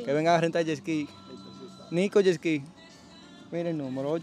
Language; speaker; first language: Spanish; native; Spanish